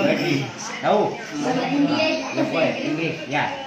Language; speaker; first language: Indonesian; non-native, learner; Hindi